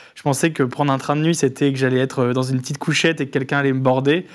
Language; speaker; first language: French; native; French